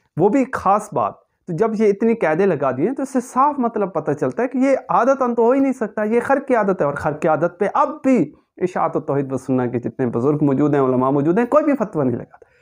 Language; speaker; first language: Urdu; native; Urdu